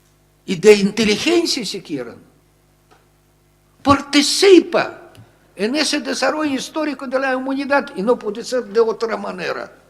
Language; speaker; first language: Spanish; non-native, fluent; Russian